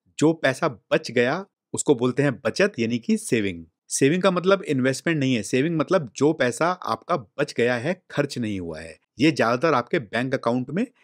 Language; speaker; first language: Hindi; native; Hindi